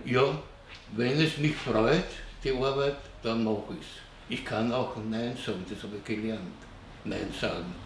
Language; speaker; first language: German; native; German